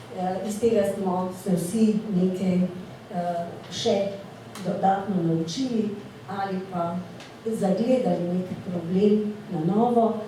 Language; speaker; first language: Slovenian; native; Slovenian